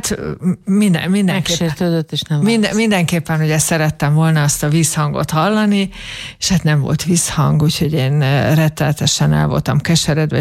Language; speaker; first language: Hungarian; native; Hungarian